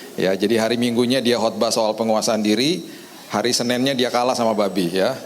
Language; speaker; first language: Indonesian; native; Indonesian